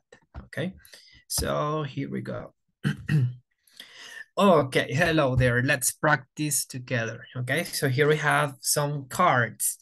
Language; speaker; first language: English; non-native, fluent; Spanish